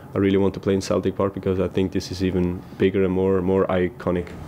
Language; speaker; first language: English; non-native, fluent; German